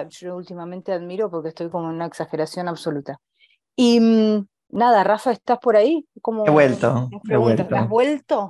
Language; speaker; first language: Spanish; native; Spanish